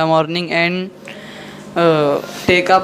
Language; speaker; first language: English; non-native, learner; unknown